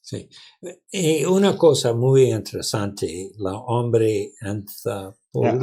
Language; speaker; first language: Spanish; non-native, learner; English